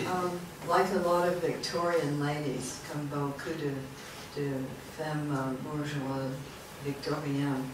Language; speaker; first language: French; non-native, learner; English